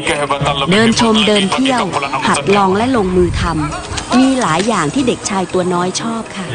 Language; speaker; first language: Thai; native; Thai